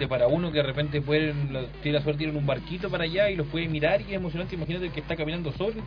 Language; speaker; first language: Spanish; native; Spanish